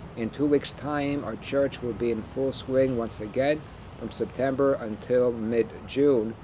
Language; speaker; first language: English; early bilingual, other home language; Greek